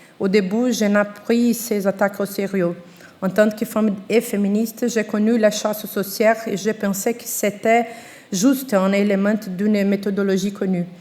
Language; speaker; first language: French; non-native, fluent; Portuguese